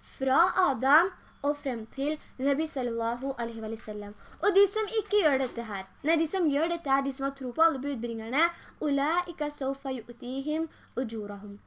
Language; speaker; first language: Norwegian; early bilingual, other home language; Urdu